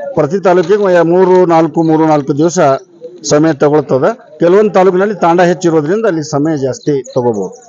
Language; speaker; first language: Kannada; native; Kannada